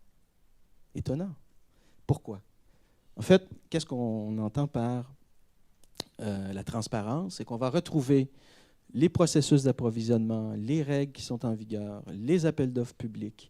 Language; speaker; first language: French; native; French